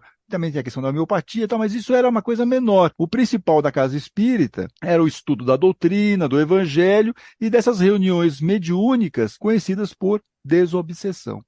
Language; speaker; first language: Portuguese; native; Portuguese